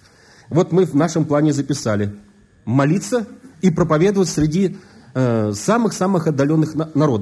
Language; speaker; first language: Russian; native; Russian